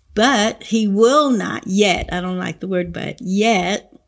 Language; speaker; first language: English; native; English